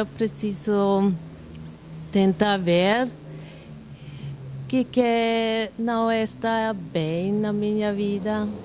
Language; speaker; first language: Portuguese; non-native, learner; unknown